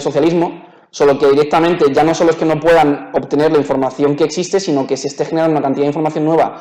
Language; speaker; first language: Spanish; native; Spanish